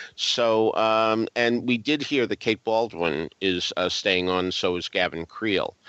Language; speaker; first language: English; native; English